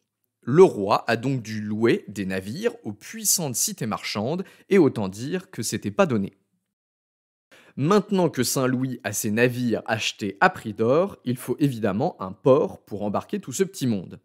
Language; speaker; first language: French; native; French